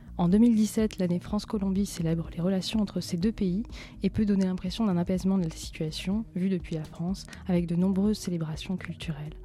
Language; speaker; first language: French; native; French